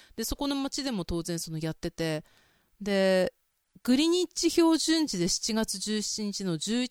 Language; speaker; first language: Japanese; native; Japanese